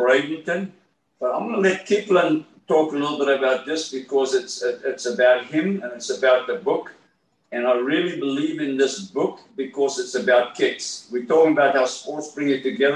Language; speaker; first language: English; native; English